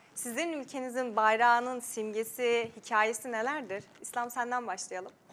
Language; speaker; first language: Turkish; native; Turkish